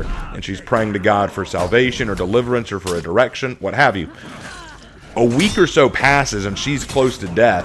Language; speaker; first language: English; native; English